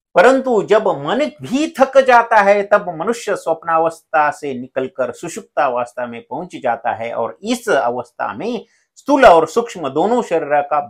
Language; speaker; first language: Hindi; non-native, local second language; Marathi